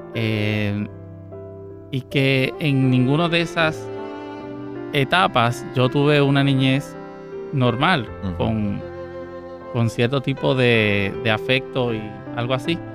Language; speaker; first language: Spanish; native; Spanish